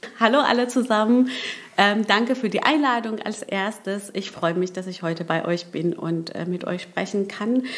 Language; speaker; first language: German; early bilingual, other home language; Persian